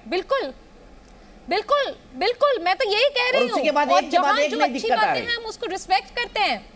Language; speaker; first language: Hindi; native; Hindi